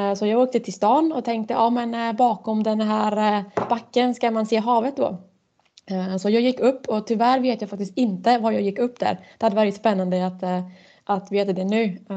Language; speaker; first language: Swedish; non-native, fluent; German